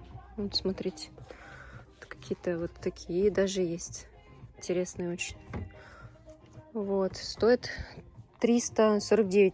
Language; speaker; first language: Russian; native; Russian